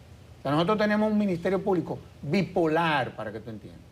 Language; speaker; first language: Spanish; native; Spanish